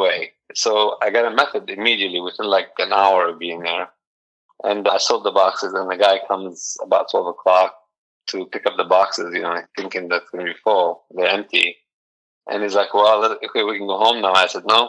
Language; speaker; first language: English; non-native, fluent; Arabic